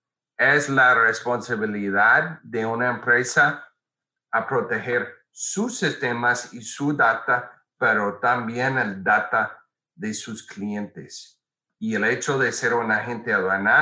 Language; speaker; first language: Spanish; non-native, fluent; English